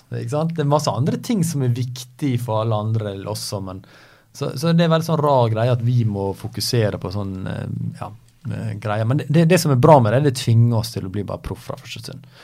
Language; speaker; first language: Norwegian; native; Norwegian